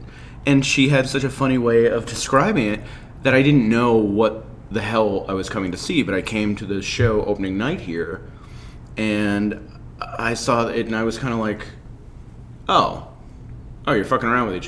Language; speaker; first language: English; native; English